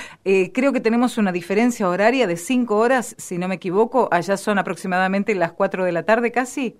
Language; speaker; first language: Spanish; native; Spanish